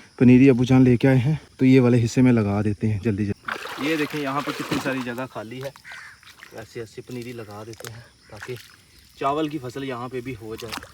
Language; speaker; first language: Urdu; non-native, local second language; Punjabi